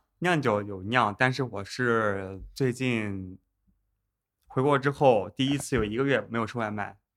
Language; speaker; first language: Chinese; native; Chinese